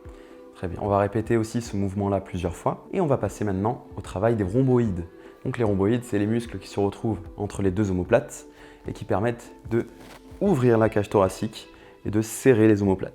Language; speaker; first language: French; native; French